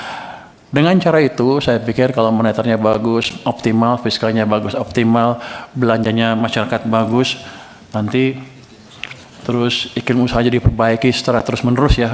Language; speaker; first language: Indonesian; native; Indonesian